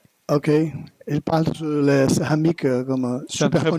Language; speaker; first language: French; non-native, learner; Portuguese